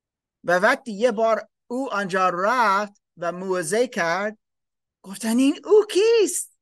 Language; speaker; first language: Persian; non-native, learner; English